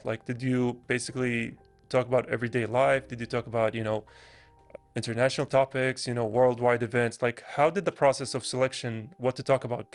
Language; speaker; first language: English; non-native, fluent; Arabic